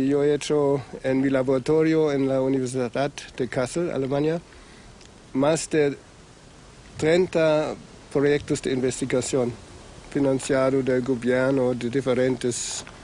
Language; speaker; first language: Spanish; non-native, fluent; German